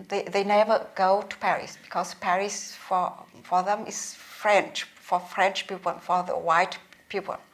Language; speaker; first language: English; non-native, learner; Vietnamese